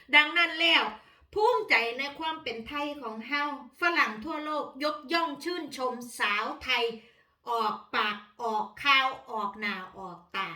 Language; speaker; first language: Thai; non-native, local second language; Northeastern Thai